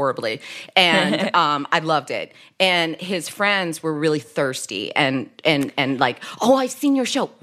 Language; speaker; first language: English; native; English